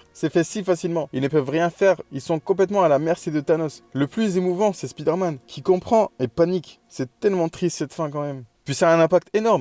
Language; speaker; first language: French; native; French